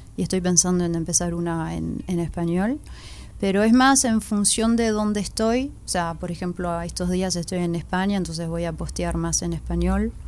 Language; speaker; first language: Spanish; early bilingual, heritage; Spanish